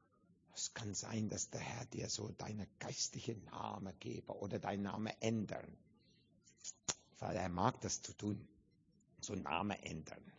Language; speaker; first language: German; non-native, fluent; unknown